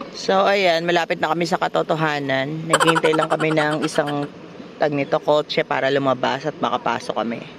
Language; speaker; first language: Filipino; native; Filipino